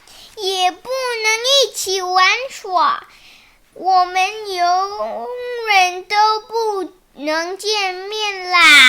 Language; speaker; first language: Chinese; early bilingual, heritage; Chinese